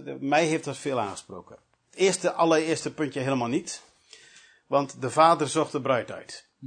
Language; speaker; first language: Dutch; early bilingual, other home language; English